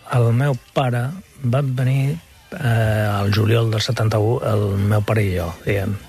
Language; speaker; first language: Catalan; non-native, local second language; Spanish